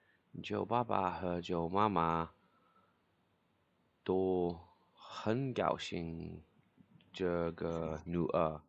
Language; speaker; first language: Chinese; non-native, learner; English